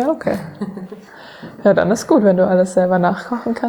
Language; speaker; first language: German; native; German